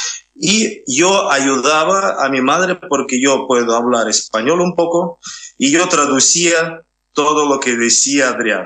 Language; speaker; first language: Spanish; non-native, fluent; Russian